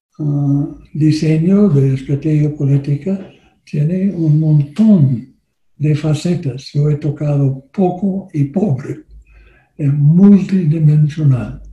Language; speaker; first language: Spanish; non-native, learner; English